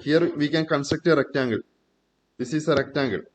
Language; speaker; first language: English; non-native, local second language; Malayalam